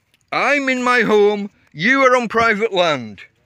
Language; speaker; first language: English; native; English